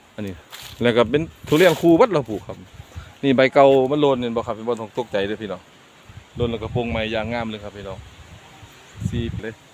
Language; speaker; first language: Thai; non-native, local second language; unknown